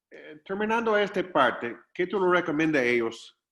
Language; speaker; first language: Spanish; non-native, fluent; English